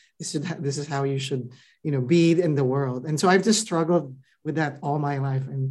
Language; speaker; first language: English; non-native, local second language; Filipino